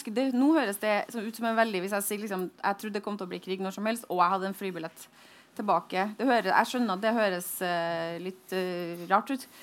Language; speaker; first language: Norwegian; native; Norwegian